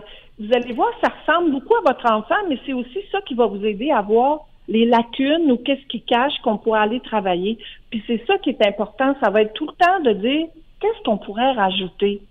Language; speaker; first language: French; native; French